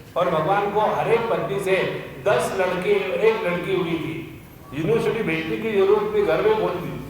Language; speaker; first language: Hindi; non-native, local second language; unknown